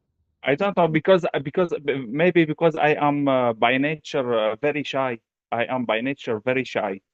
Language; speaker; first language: English; non-native, fluent; Arabic